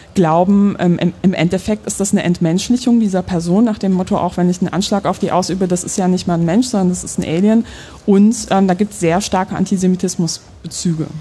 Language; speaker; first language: German; early bilingual, other home language; Polish